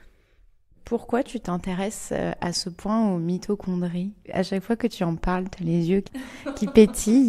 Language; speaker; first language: French; native; French